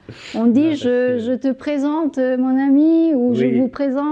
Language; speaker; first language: French; native; French